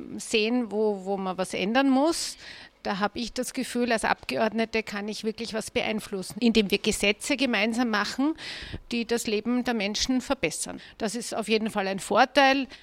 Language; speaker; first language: German; native; German